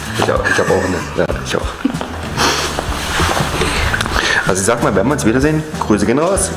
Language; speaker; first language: German; native; German